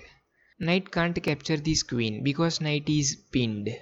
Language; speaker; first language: English; non-native, fluent; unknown